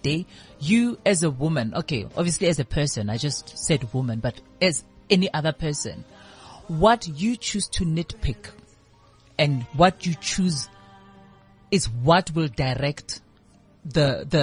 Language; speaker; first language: English; non-native, local second language; Northern Sotho